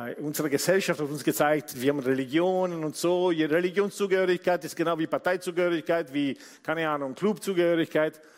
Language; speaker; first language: German; non-native, fluent; Italian